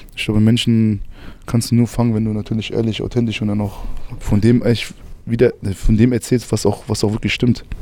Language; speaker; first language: German; native; German